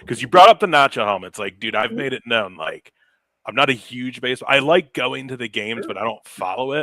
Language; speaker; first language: English; native; English